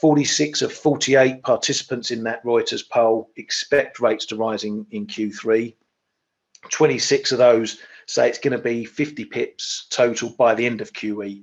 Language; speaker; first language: English; native; English